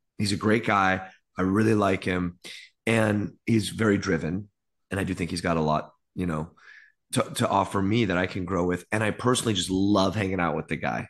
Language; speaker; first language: English; early bilingual, other home language; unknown